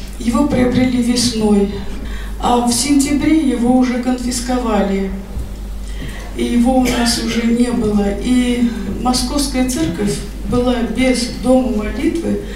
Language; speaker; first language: Russian; native; Russian